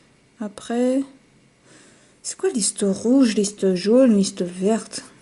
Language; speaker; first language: French; native; French